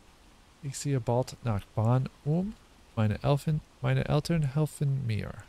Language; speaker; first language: German; non-native, learner; English